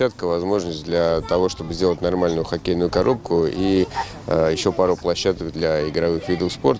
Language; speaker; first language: Russian; native; Russian